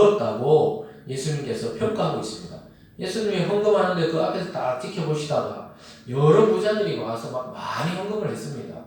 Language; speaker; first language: Korean; native; Korean